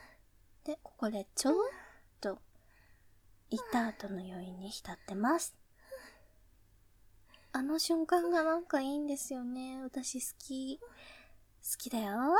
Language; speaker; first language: Japanese; native; Japanese